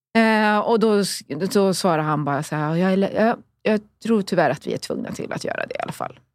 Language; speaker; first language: Swedish; early bilingual, other home language; Spanish